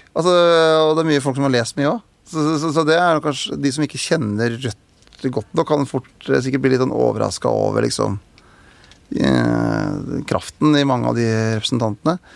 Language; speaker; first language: Norwegian; native; Norwegian